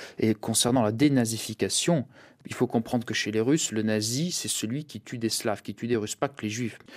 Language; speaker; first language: French; early bilingual, other home language; Russian